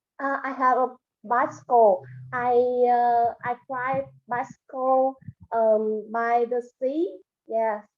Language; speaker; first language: English; non-native, learner; Vietnamese